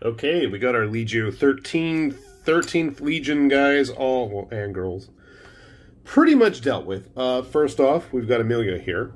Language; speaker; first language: English; native; English